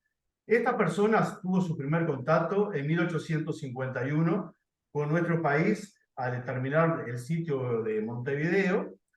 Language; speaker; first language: Spanish; native; Spanish